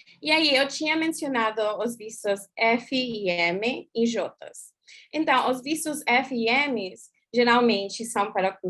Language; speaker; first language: Portuguese; non-native, fluent; English